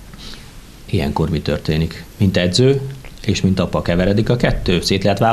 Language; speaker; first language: Hungarian; native; Hungarian